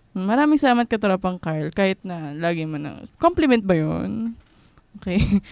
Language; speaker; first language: Filipino; native; Filipino